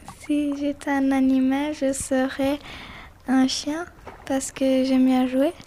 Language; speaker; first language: French; early bilingual, other home language; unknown